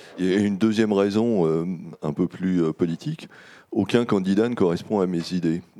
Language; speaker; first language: French; native; French